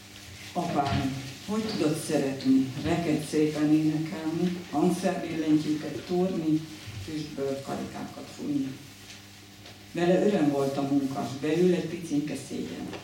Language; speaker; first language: Hungarian; native; Hungarian